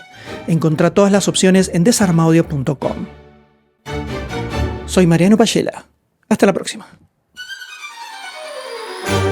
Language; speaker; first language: Spanish; native; Spanish